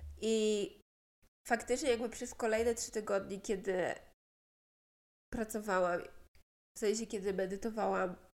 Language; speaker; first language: Polish; native; Polish